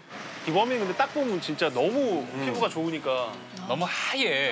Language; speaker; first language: Korean; native; Korean